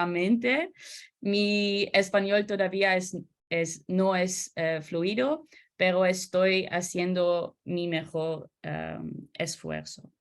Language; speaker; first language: Spanish; non-native, learner; Dutch